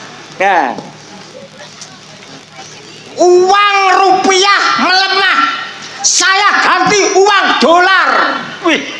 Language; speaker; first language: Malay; non-native, local second language; Javanese